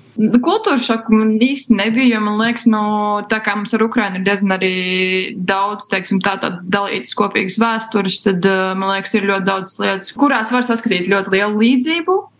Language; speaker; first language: Latvian; native; Latvian